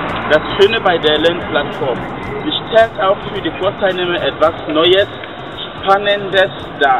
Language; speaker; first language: German; non-native, fluent; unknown